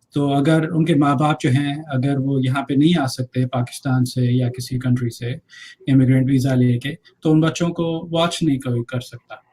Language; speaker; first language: Hindi; early bilingual, other home language; Urdu